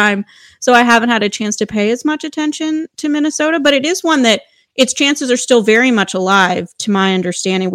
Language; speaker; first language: English; native; English